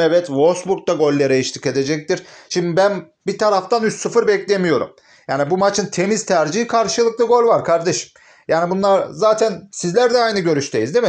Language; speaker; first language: Turkish; native; Turkish